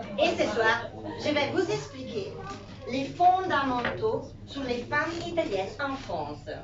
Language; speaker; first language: French; non-native, fluent; Italian